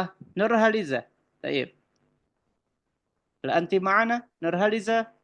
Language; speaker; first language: Arabic; non-native, fluent; Indonesian